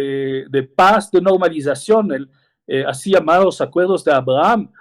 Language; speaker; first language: Spanish; non-native, fluent; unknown